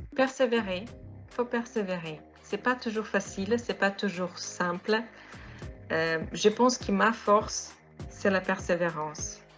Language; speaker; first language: French; non-native, fluent; Portuguese